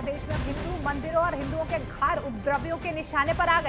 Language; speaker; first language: Hindi; native; Hindi